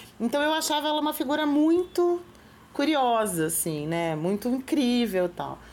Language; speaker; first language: Portuguese; native; Portuguese